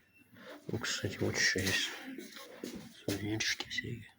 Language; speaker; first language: Russian; non-native, local second language; Yakut